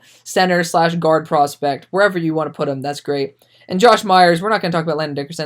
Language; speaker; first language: English; native; English